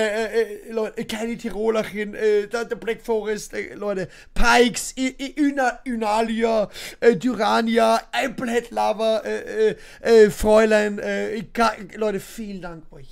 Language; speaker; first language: German; native; German